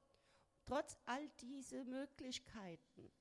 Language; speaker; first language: German; non-native, fluent; Spanish